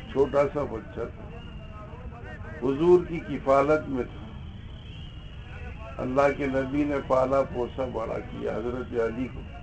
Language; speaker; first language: Urdu; native; Urdu